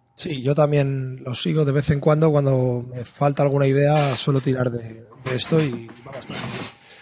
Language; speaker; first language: Spanish; native; Spanish